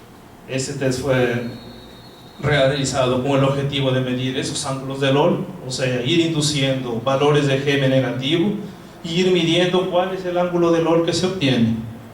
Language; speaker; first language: Spanish; non-native, fluent; Portuguese